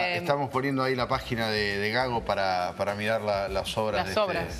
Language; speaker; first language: Spanish; native; Spanish